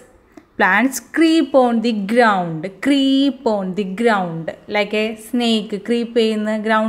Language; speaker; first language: English; non-native, local second language; Malayalam